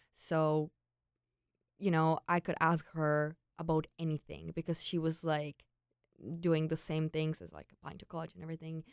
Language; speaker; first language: English; non-native, fluent; Czech